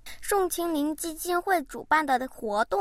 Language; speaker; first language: Chinese; early bilingual, heritage; Chinese